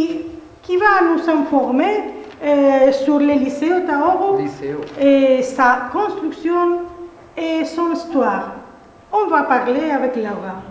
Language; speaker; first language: French; non-native, fluent; Spanish